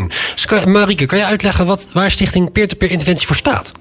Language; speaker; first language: Dutch; native; Dutch